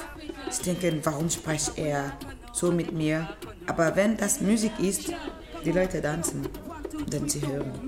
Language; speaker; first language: German; non-native, learner; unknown